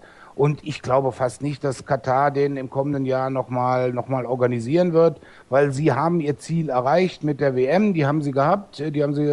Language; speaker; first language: German; native; German